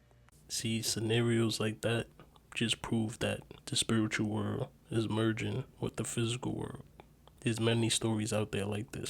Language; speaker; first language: English; native; English